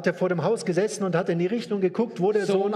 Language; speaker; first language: German; native; German